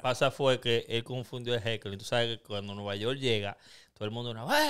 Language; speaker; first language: Spanish; early bilingual, heritage; Spanish